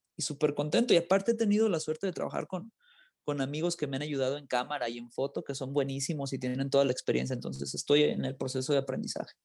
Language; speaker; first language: Spanish; early bilingual, heritage; Spanish